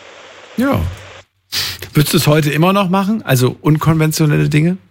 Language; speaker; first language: German; native; German